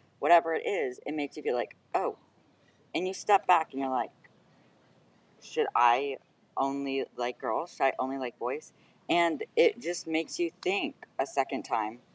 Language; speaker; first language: English; native; English